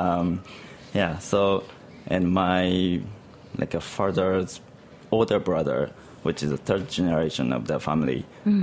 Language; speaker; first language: English; non-native, learner; Japanese